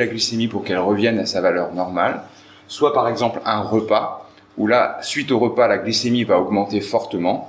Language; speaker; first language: French; native; French